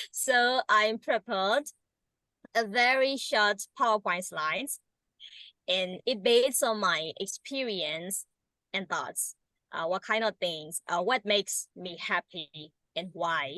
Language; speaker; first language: English; non-native, learner; Burmese